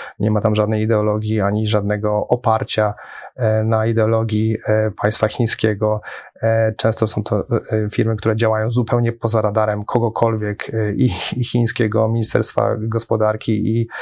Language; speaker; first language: Polish; native; Polish